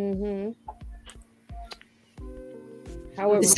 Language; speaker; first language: English; native; English